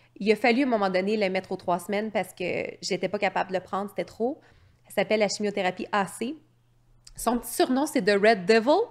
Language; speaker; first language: French; native; French